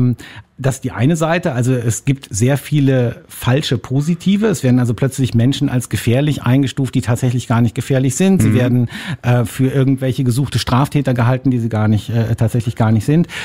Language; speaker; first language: German; native; German